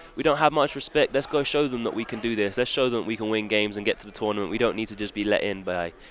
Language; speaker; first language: English; native; English